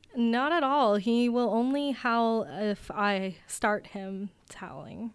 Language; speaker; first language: English; native; English